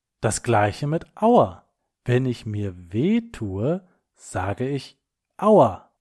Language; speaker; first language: German; native; German